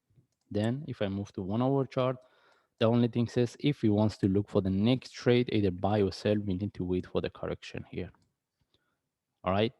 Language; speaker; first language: English; non-native, fluent; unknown